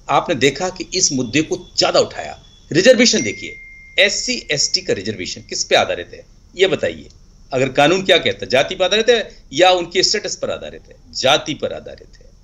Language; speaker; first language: Hindi; native; Hindi